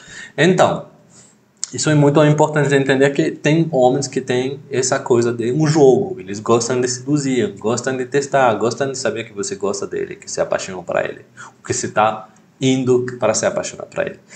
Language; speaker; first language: Portuguese; non-native, fluent; French